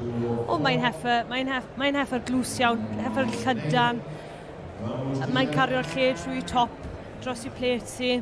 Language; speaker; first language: Welsh; native; Welsh